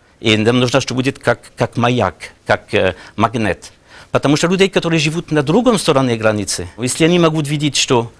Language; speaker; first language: Russian; non-native, learner; French